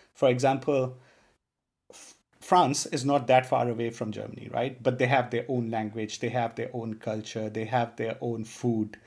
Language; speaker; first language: English; non-native, local second language; Punjabi